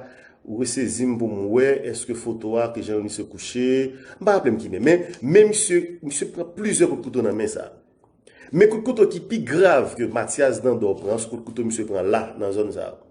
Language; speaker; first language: French; non-native, learner; Haitian Creole